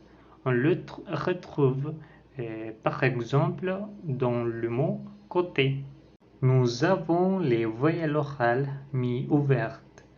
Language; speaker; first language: French; non-native, learner; Spanish